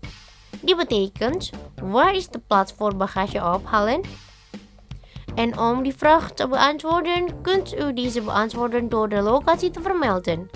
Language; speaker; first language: Dutch; non-native, fluent; Indonesian